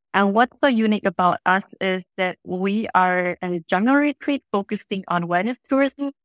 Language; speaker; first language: English; non-native, fluent; German